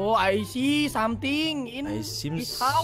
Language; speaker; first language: English; non-native, learner; Indonesian